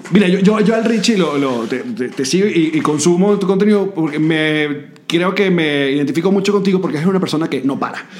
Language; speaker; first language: Spanish; native; Spanish